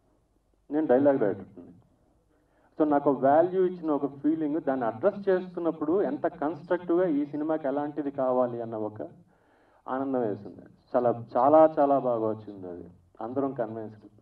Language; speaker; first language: Telugu; native; Telugu